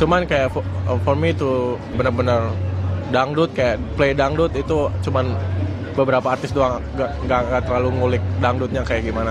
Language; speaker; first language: Indonesian; native; Indonesian